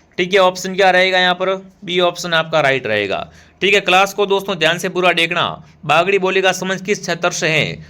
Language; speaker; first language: Hindi; native; Hindi